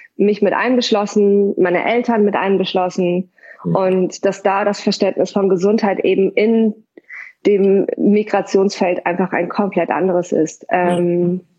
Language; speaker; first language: German; early bilingual, other home language; Persian